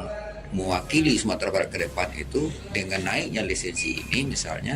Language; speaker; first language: Indonesian; native; Indonesian